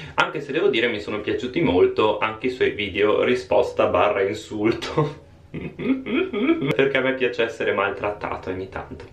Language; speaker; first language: Italian; native; Italian